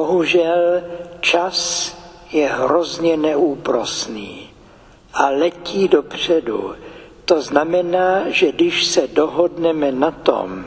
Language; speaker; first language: Czech; native; Czech